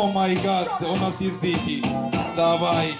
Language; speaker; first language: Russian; non-native, learner; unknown